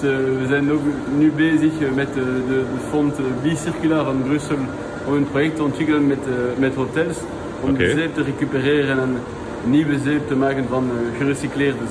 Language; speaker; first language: Dutch; non-native, local second language; French